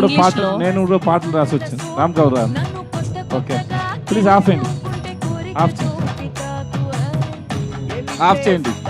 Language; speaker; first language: Telugu; non-native, learner; Tamil